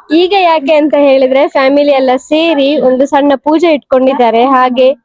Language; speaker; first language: Kannada; native; Kannada